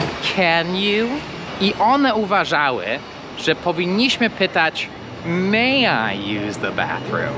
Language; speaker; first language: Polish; non-native, fluent; English